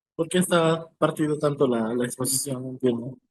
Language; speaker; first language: Spanish; native; Spanish